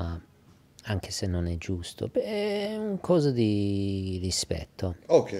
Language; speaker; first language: Italian; early bilingual, heritage; English